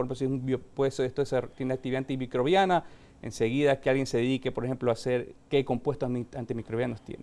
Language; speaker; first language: Spanish; native; Spanish